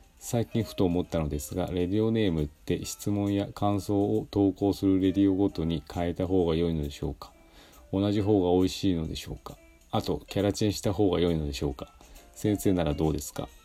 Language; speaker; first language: Japanese; native; Japanese